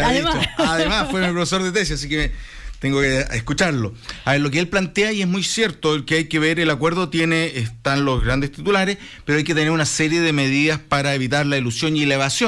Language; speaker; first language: Spanish; native; Spanish